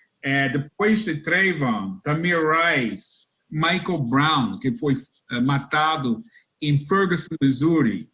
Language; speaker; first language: Portuguese; non-native, fluent; English